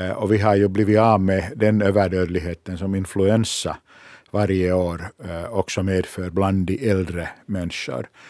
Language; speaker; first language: Swedish; non-native, local second language; Finnish